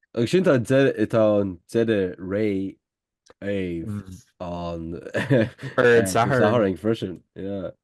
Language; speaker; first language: Irish; native; Irish